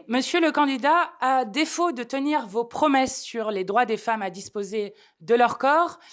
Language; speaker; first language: French; native; French